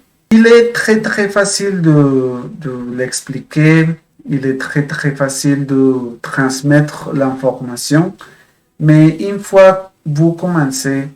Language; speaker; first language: French; non-native, fluent; Spanish